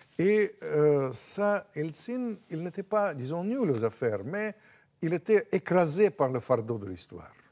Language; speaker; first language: French; non-native, fluent; Russian